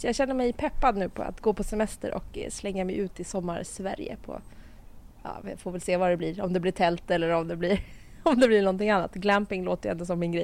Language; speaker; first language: Swedish; native; Swedish